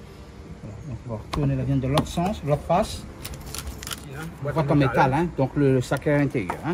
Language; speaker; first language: French; non-native, local second language; Réunion Creole French